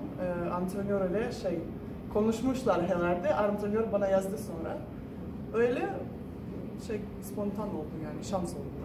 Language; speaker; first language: Turkish; non-native, fluent; Russian